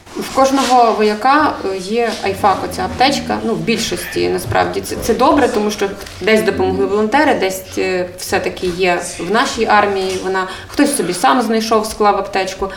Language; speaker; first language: Ukrainian; native; Ukrainian